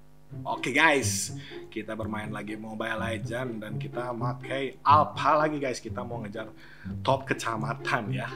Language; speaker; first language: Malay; non-native, local second language; Sundanese